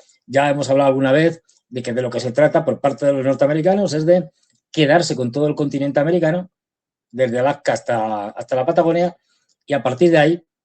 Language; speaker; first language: Spanish; native; Spanish